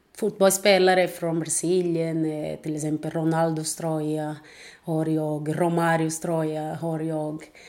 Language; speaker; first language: Swedish; non-native, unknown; Portuguese